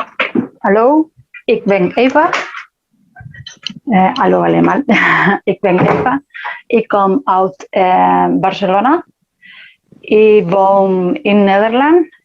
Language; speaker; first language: Dutch; non-native, learner; Spanish